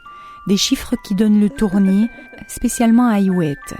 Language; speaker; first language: French; native; French